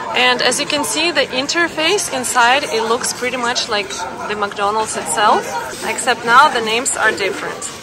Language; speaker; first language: English; non-native, fluent; Russian